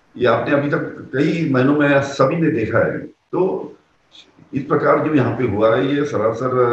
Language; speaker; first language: Hindi; non-native, local second language; Marathi